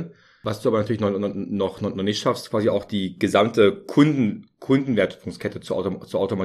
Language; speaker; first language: German; native; German